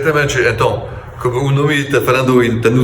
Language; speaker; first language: Portuguese; non-native, fluent; French